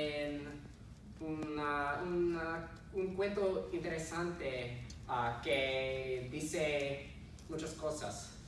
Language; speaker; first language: Spanish; non-native, learner; English